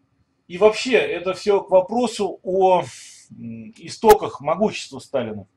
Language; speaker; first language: Russian; native; Russian